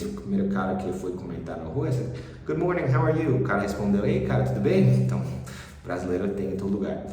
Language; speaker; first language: Portuguese; early bilingual, other home language; English